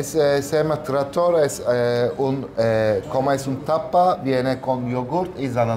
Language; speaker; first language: Spanish; non-native, learner; Turkish